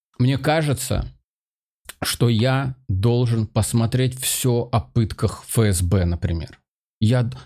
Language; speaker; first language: Russian; native; Russian